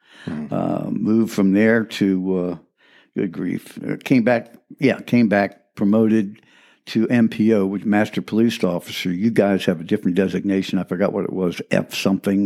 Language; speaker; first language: English; early bilingual, other home language; French